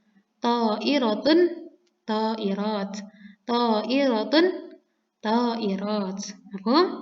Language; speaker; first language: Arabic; non-native, fluent; Indonesian